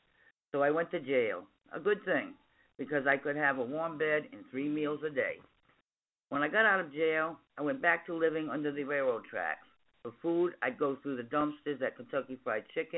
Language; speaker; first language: English; native; English